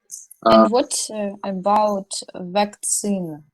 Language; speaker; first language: English; non-native, learner; Russian